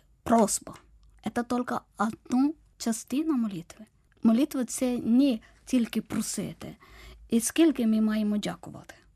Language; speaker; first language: Ukrainian; non-native, learner; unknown